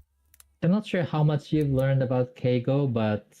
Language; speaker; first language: English; non-native, fluent; Japanese